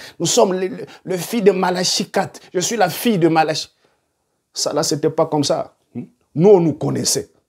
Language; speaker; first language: French; non-native, local second language; Lingala